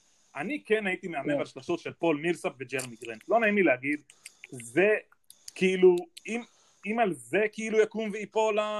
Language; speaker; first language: Hebrew; native; Hebrew